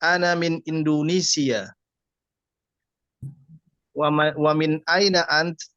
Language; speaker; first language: Arabic; non-native, learner; Indonesian